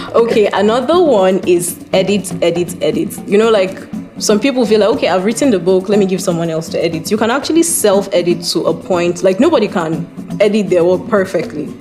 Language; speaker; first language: English; non-native, local second language; Hausa